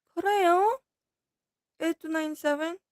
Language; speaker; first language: Korean; non-native, fluent; Filipino